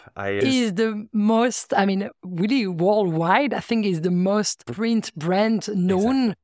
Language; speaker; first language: English; non-native, fluent; French